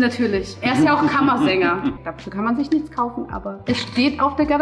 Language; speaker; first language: German; native; German